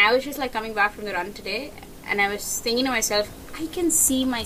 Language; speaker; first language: English; native; English